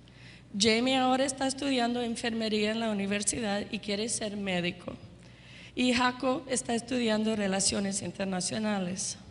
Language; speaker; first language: Spanish; non-native, fluent; English